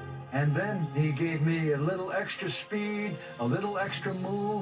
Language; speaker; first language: English; native; English